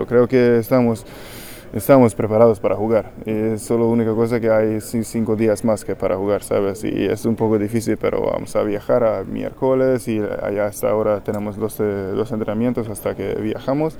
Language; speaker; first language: Spanish; non-native, learner; Hungarian